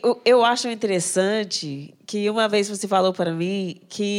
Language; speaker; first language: Portuguese; non-native, fluent; English